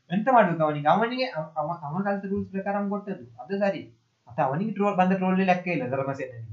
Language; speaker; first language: Kannada; non-native, local second language; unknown